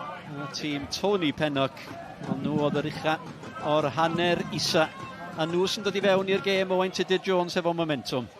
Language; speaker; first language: Welsh; native; Welsh